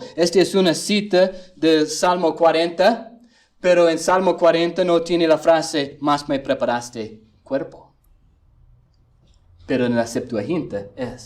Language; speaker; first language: Spanish; non-native, fluent; English